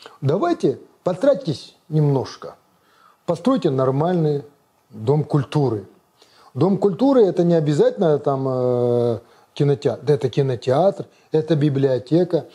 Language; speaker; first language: Russian; non-native, local second language; Kazakh